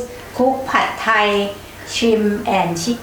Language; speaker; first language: English; non-native, learner; Thai